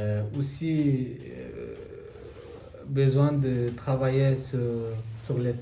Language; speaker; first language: French; non-native, learner; Bangla